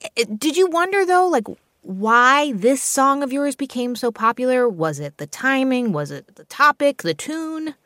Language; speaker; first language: English; native; English